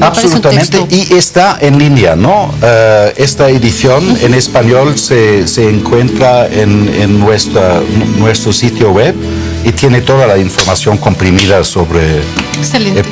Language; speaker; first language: Spanish; non-native, fluent; German